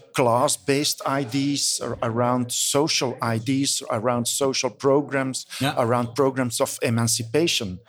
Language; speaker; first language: English; non-native, fluent; Dutch